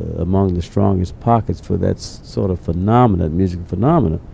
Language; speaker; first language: English; native; English